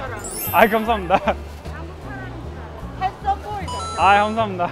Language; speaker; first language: Korean; non-native, fluent; Russian